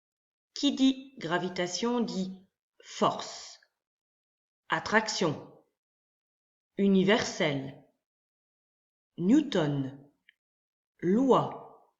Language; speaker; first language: French; native; French